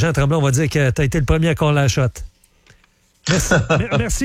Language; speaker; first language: French; native; French